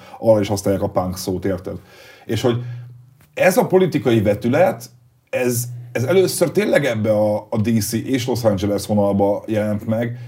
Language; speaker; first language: Hungarian; native; Hungarian